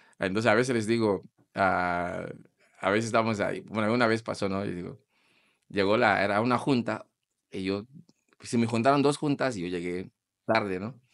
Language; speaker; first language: Spanish; non-native, fluent; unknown